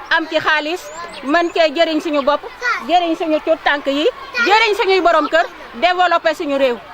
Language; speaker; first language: Wolof; non-native, local second language; Serer